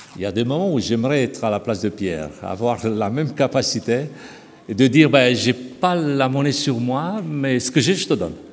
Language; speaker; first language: French; non-native, fluent; Romanian